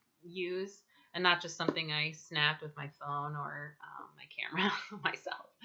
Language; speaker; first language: English; native; English